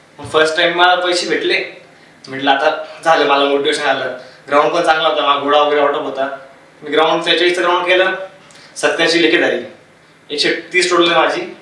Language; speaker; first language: Marathi; non-native, local second language; Hindi